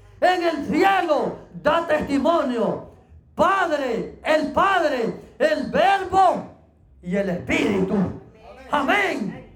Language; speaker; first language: Spanish; native; Spanish